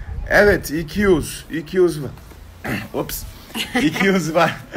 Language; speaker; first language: Turkish; non-native, learner; Portuguese